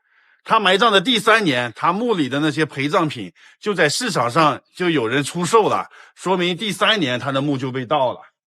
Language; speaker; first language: Chinese; native; Chinese